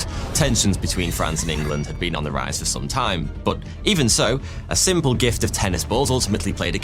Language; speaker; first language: English; native; English